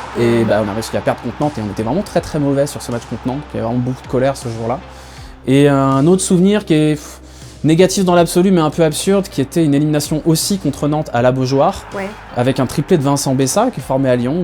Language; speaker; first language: French; native; French